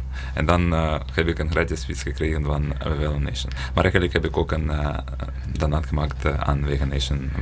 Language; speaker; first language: Dutch; non-native, fluent; Ukrainian